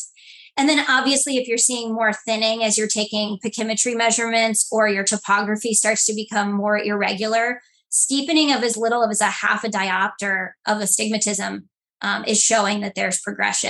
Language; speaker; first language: English; native; English